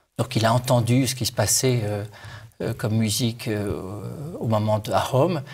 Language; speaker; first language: French; native; French